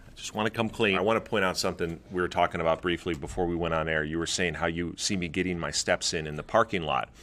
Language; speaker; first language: English; native; English